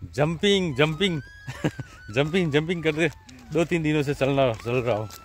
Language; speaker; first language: Hindi; non-native, local second language; Gujarati